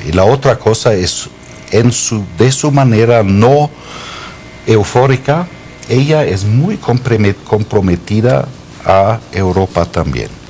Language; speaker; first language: Spanish; non-native, fluent; German